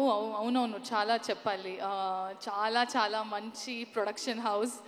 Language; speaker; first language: Telugu; non-native, learner; Kannada